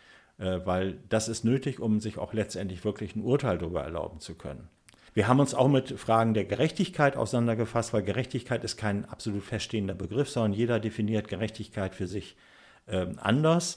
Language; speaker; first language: German; native; German